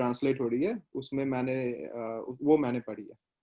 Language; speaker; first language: Hindi; native; Hindi